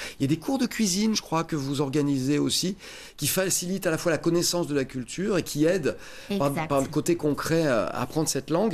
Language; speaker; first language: French; native; French